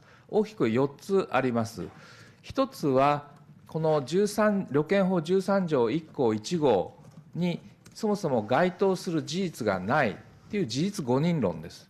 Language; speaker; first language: Japanese; native; Japanese